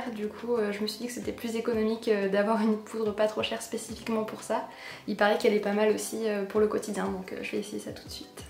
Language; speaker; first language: French; native; French